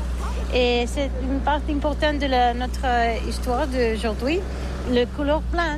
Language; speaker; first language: French; non-native, learner; Catalan